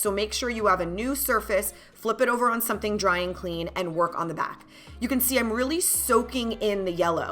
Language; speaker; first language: English; native; English